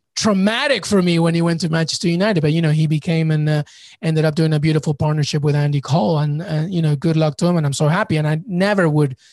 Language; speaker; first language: English; early bilingual, other home language; Spanish